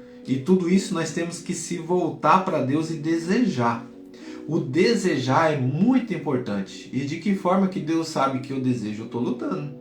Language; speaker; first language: Portuguese; native; Portuguese